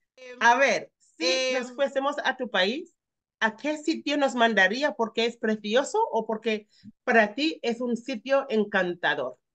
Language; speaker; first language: Spanish; non-native, fluent; English